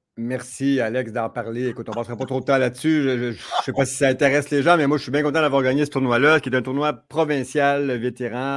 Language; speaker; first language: French; native; French